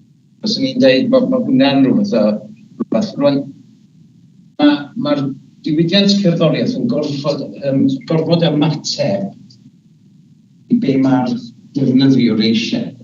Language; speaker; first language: Welsh; native; Welsh